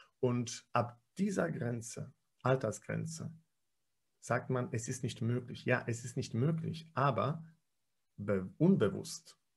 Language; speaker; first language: German; non-native, fluent; Polish